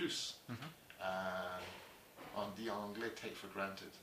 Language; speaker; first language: French; non-native, learner; English